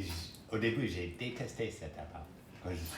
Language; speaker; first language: French; non-native, learner; English